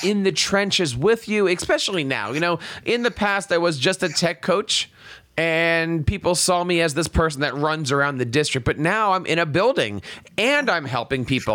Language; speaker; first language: English; native; English